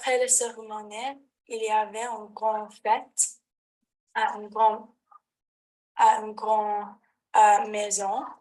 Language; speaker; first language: French; non-native, learner; English